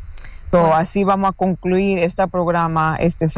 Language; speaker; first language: Spanish; non-native, fluent; English